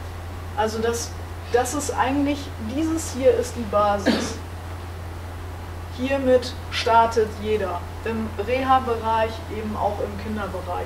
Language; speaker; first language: German; native; German